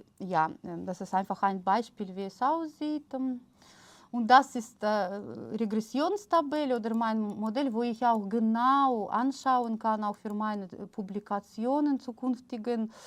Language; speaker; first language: German; non-native, fluent; Russian